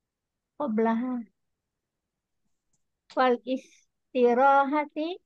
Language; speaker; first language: Arabic; non-native, learner; Indonesian